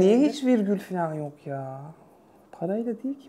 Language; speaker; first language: Turkish; native; Turkish